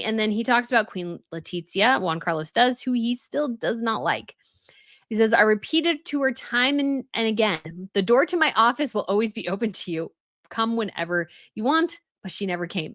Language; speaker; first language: English; native; English